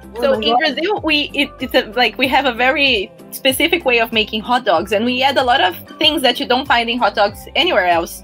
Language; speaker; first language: English; non-native, fluent; Portuguese